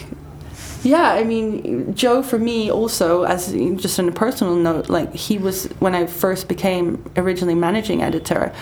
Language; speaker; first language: English; native; English